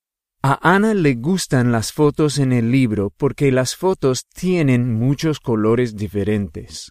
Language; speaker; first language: Spanish; non-native, fluent; English